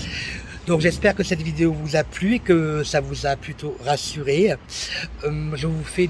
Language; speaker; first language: French; native; French